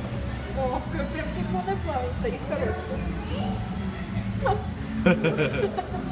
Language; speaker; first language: Russian; native; Russian